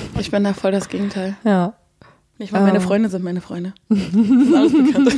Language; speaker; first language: German; native; German